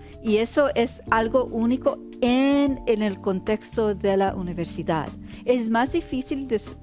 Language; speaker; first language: Spanish; early bilingual, heritage; Spanish